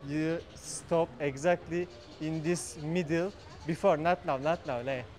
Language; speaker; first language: English; non-native, learner; Turkish